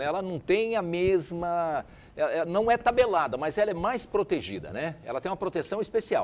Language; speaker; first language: Portuguese; native; Portuguese